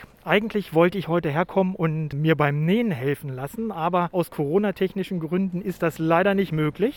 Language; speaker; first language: German; native; German